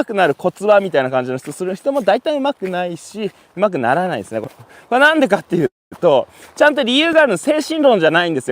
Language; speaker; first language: Japanese; native; Japanese